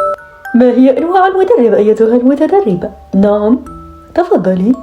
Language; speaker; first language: Arabic; native; Arabic